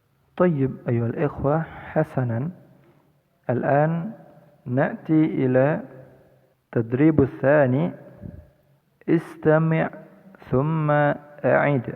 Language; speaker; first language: Arabic; non-native, fluent; Indonesian